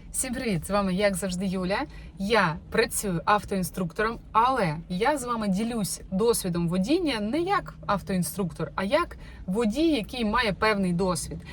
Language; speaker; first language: Ukrainian; non-native, local second language; Russian